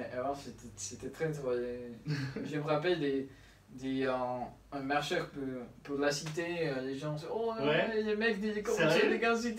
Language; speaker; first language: French; non-native, learner; Spanish